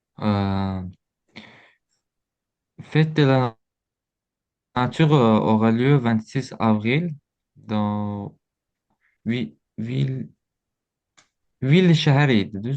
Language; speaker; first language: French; non-native, learner; Azerbaijani